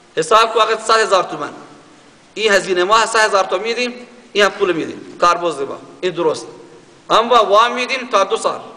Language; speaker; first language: Persian; native; Persian